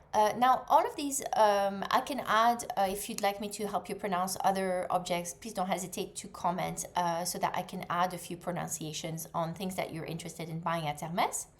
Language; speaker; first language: English; non-native, fluent; French